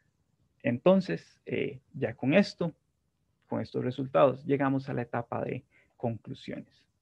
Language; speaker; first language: Spanish; native; Spanish